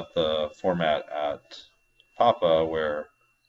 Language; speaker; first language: English; native; English